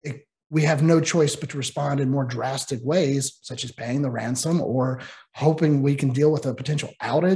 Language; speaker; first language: English; native; English